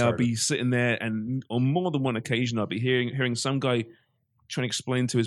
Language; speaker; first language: English; native; English